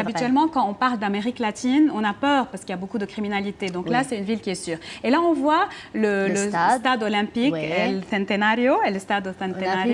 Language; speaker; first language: French; non-native, local second language; Arabic